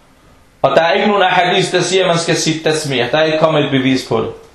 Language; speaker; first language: Danish; non-native, fluent; Arabic